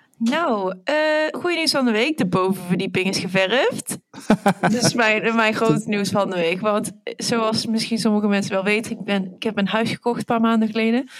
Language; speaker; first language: Dutch; native; Dutch